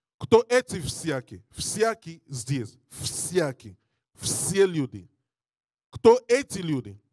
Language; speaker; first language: Russian; non-native, learner; English